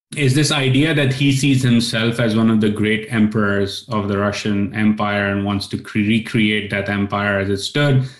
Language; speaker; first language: English; non-native, local second language; Urdu